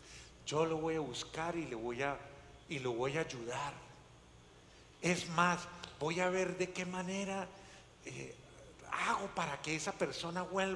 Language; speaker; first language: Spanish; native; Spanish